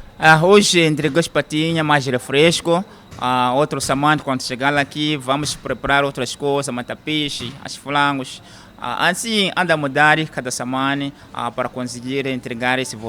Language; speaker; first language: Portuguese; non-native, learner; Kinyarwanda